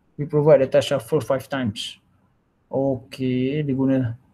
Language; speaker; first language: English; non-native, local second language; Malay